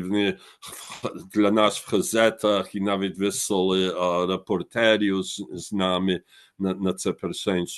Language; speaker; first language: Ukrainian; early bilingual, heritage; Ukrainian